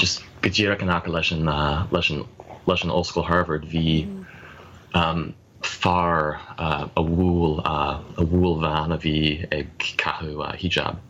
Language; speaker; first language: Irish; non-native, fluent; English